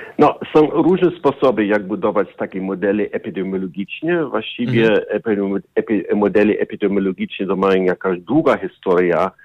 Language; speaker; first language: Polish; non-native, learner; German